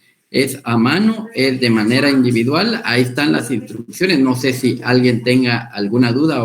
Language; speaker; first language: Spanish; native; Spanish